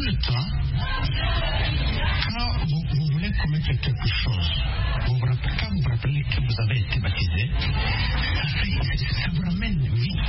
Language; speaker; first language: French; non-native, local second language; Kinyarwanda